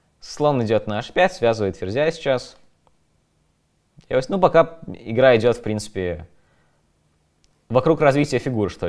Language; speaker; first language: Russian; native; Russian